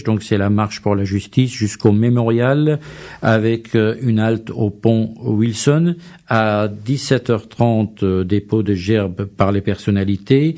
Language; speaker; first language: French; native; French